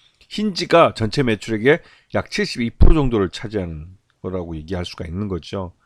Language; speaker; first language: Korean; native; Korean